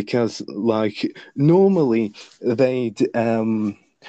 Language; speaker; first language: English; non-native, fluent; Lithuanian